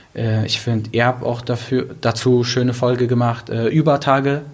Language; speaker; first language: German; native; German